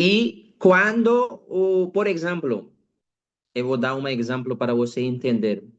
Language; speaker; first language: Portuguese; non-native, learner; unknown